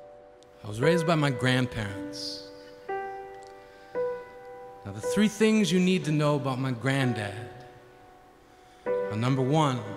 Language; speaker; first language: English; native; English